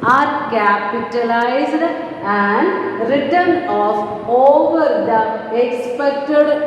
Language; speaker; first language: English; non-native, local second language; Malayalam